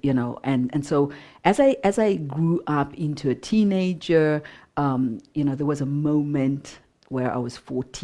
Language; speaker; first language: English; non-native, local second language; Shona